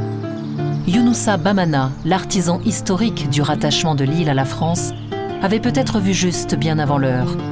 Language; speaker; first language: French; native; French